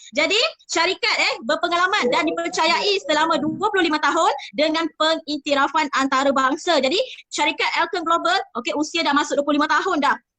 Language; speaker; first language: Malay; native; Malay